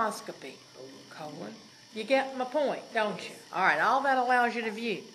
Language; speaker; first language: English; native; English